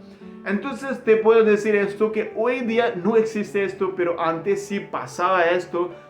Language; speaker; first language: Spanish; non-native, learner; Hindi